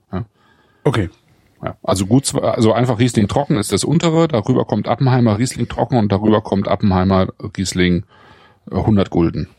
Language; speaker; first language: German; native; German